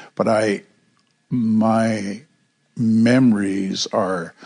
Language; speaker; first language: English; native; English